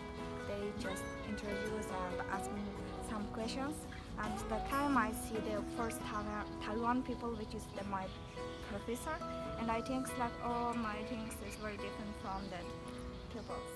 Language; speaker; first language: English; non-native, learner; Mongolian